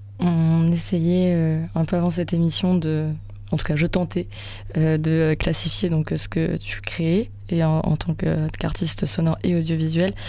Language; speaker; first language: French; native; French